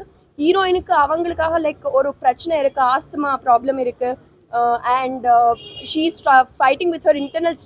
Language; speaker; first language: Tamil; non-native, learner; Telugu